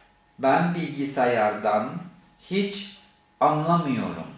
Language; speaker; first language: Turkish; non-native, fluent; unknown